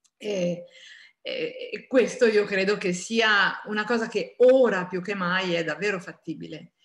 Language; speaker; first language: Italian; native; Italian